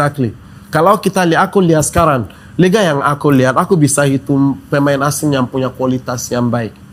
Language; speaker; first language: Indonesian; non-native, fluent; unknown